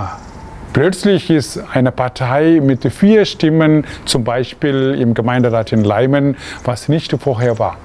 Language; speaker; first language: German; non-native, fluent; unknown